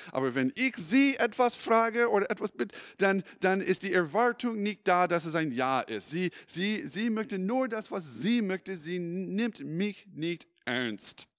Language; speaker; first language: German; non-native, fluent; English